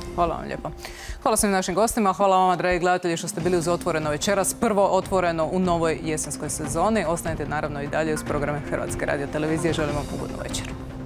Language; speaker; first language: Croatian; native; Croatian